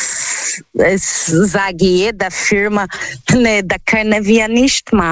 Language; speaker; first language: German; non-native, learner; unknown